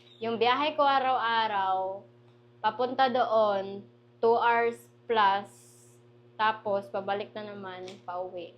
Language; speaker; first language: Filipino; native; Filipino